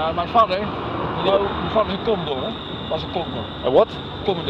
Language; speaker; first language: English; non-native, learner; Dutch